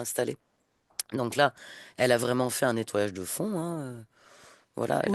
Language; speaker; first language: French; native; French